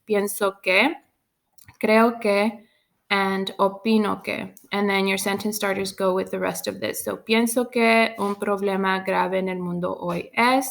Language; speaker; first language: Spanish; non-native, fluent; English